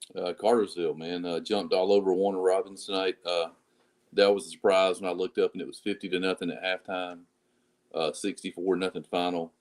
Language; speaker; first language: English; native; English